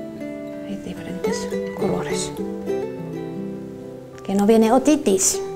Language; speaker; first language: Spanish; non-native, learner; Finnish